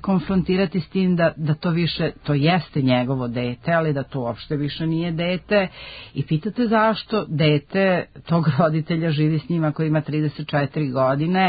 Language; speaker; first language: Serbian; native; Serbian